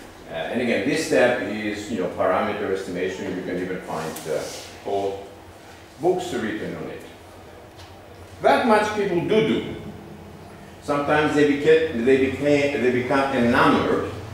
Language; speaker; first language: English; non-native, fluent; Greek